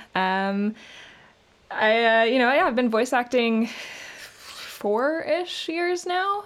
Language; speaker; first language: English; native; English